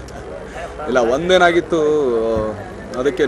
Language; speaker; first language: Kannada; native; Kannada